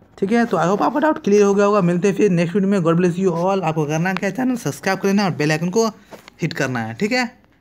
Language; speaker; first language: Hindi; native; Hindi